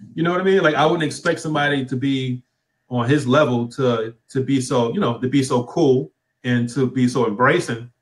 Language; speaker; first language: English; native; English